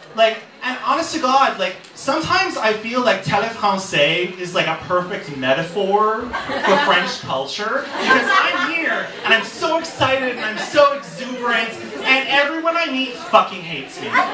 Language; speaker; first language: English; native; English